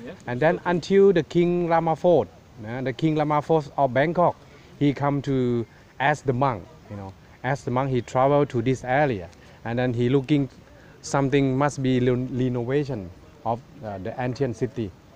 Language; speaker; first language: English; non-native, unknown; Thai